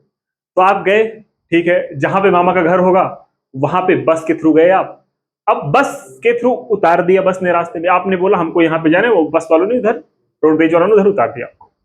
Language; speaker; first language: Hindi; native; Hindi